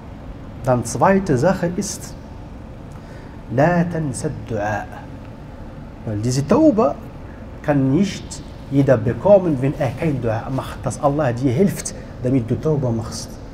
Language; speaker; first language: German; non-native, learner; Arabic